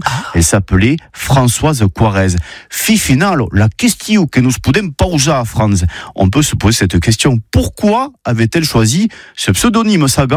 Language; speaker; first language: French; native; French